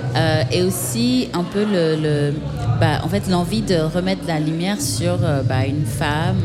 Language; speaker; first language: French; native; French